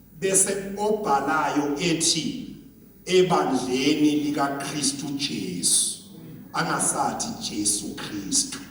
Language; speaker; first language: Zulu; native; Zulu